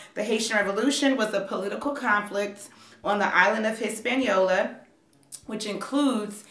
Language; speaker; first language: English; native; English